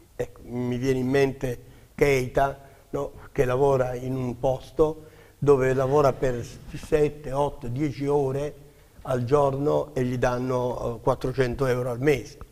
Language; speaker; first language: Italian; native; Italian